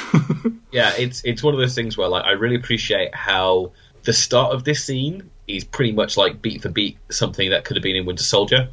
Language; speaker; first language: English; native; English